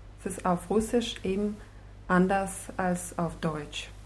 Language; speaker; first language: German; non-native, fluent; Russian